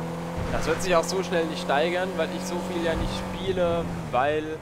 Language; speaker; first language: German; native; German